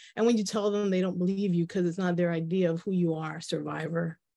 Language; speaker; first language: English; early bilingual, other home language; Spanish